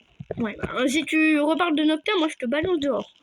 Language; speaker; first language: French; native; French